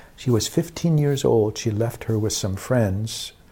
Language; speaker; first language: English; early bilingual, other home language; German